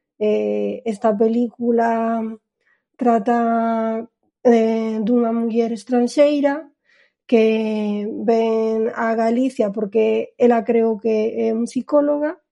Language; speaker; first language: Galician; non-native, fluent; Spanish